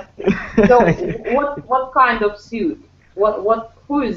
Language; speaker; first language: English; non-native, fluent; Russian